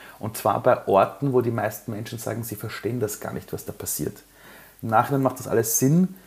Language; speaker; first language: German; early bilingual, other home language; Persian